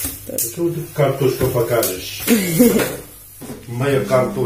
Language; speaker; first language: Russian; non-native, learner; Turkish